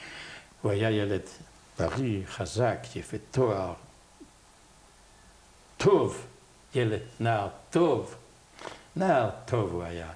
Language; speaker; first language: Hebrew; non-native, fluent; Yiddish